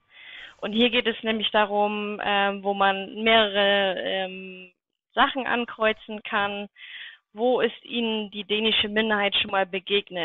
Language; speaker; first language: German; native; German